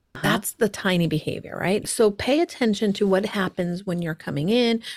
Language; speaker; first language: English; early bilingual, heritage; Spanish